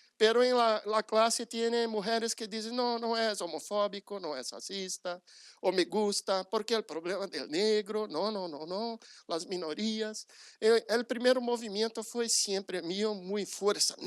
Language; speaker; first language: Spanish; non-native, learner; Portuguese